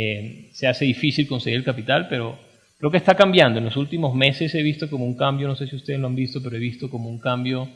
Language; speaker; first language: Spanish; native; Spanish